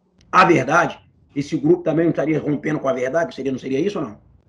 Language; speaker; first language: Portuguese; native; Portuguese